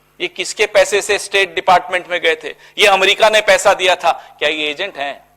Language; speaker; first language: Hindi; native; Hindi